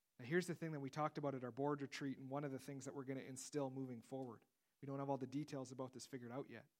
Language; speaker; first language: English; native; English